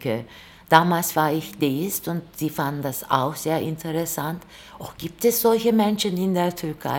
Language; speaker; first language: German; non-native, fluent; Turkish